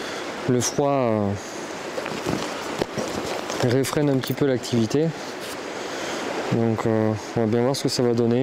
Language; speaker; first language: French; native; French